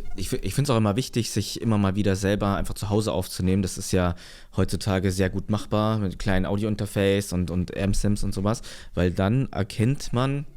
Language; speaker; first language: German; native; German